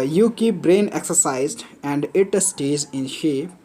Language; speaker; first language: English; non-native, local second language; Nepali